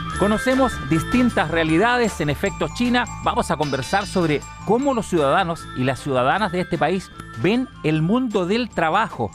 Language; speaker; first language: Spanish; native; Spanish